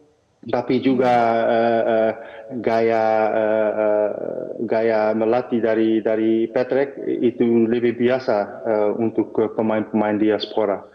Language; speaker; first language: Indonesian; non-native, fluent; Dutch